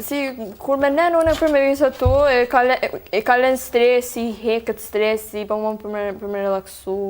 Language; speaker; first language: Albanian; early bilingual, heritage; Albanian